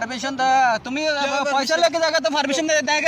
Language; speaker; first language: Hindi; non-native, learner; Bangla